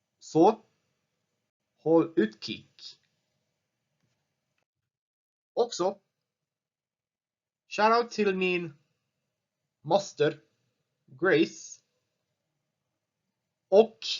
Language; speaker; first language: Swedish; non-native, learner; English